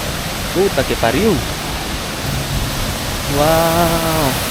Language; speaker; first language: Portuguese; non-native, learner; Indonesian